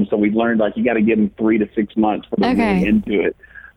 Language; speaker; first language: English; native; English